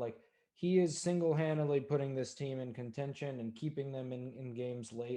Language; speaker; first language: English; native; English